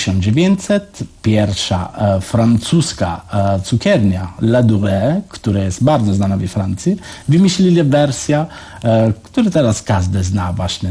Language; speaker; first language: Polish; non-native, learner; Italian